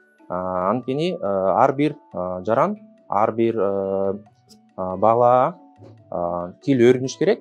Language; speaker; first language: Kyrgyz; non-native, local second language; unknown